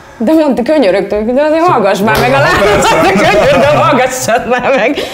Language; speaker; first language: Hungarian; early bilingual, heritage; English